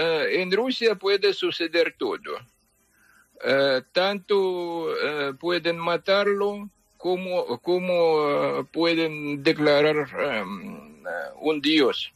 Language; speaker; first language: Spanish; non-native, fluent; Ukrainian